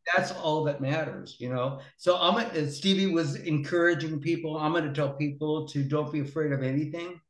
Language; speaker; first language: English; native; English